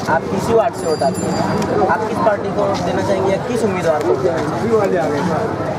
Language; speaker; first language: Hindi; native; Hindi